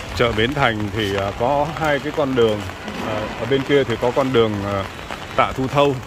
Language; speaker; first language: Vietnamese; native; Vietnamese